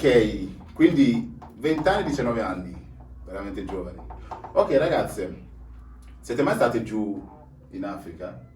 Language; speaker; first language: Italian; native; Italian